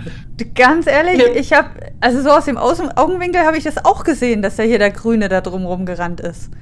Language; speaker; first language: German; native; German